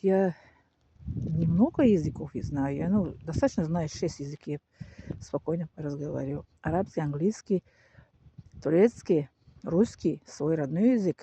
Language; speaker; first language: Russian; non-native, local second language; Tajik